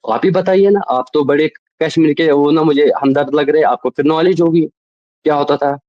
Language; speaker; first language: Urdu; non-native, local second language; Kashmiri